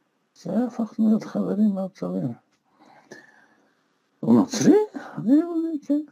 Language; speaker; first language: Hebrew; non-native, fluent; Russian